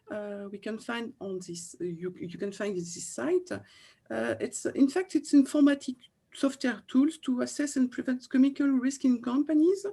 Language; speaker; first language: English; non-native, fluent; French